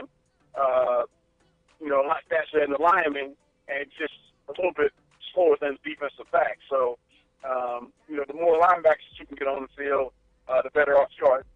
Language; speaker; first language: English; native; English